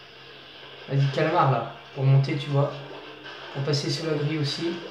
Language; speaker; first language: French; native; French